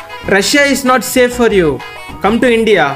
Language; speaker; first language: English; non-native, learner; Tamil